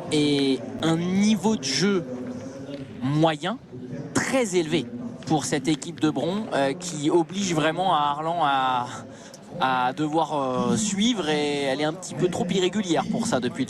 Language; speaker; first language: French; native; French